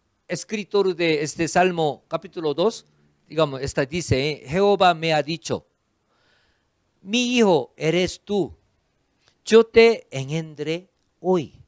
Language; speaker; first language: Spanish; non-native, fluent; Korean